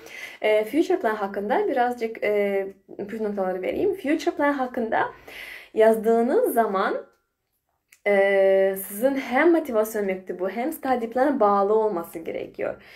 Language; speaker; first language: Turkish; non-native, fluent; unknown